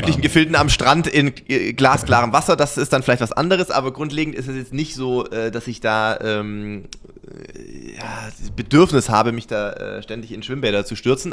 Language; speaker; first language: German; native; German